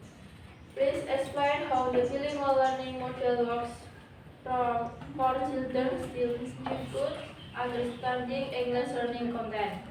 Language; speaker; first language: English; non-native, learner; Indonesian